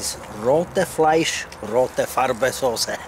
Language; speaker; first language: German; non-native, learner; Czech